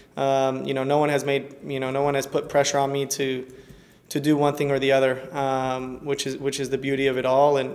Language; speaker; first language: English; early bilingual, other home language; Spanish